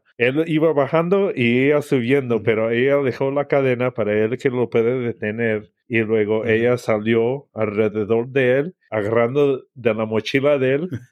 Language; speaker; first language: Spanish; early bilingual, heritage; English